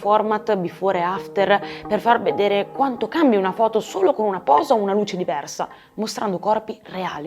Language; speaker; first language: Italian; native; Italian